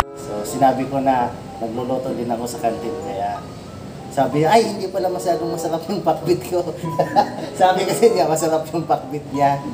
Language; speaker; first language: Filipino; non-native, local second language; Cebuano